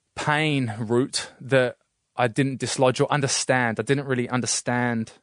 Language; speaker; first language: English; native; English